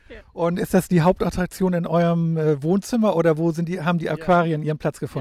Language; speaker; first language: German; native; German